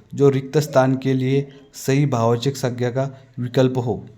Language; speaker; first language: Hindi; non-native, local second language; Marathi